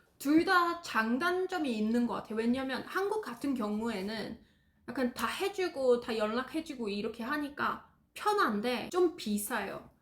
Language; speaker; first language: Korean; non-native, fluent; English